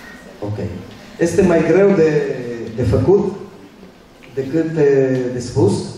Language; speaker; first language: Romanian; early bilingual, other home language; Hebrew